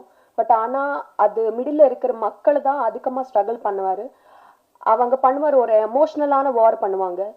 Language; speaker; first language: Tamil; non-native, learner; Telugu